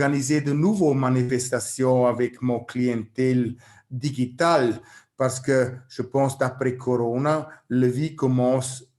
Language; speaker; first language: French; non-native, learner; German